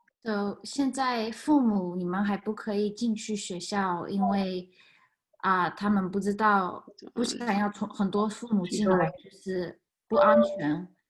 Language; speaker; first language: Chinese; early bilingual, heritage; Chinese